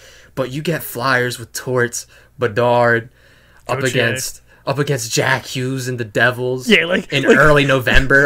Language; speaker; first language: English; native; English